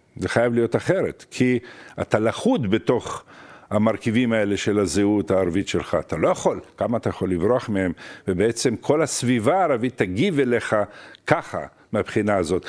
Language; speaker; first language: Hebrew; early bilingual, other home language; Arabic